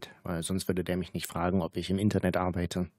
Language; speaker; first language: German; native; German